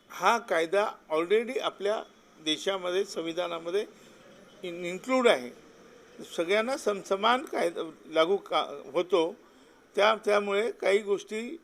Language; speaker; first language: Marathi; non-native, local second language; Lambadi